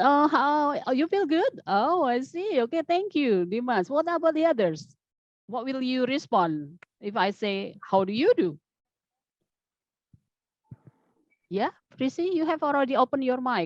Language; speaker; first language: English; non-native, fluent; Indonesian